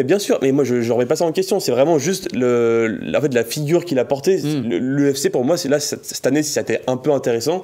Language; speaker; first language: French; native; French